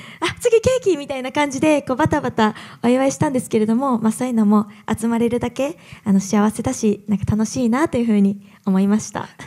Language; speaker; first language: Japanese; native; Japanese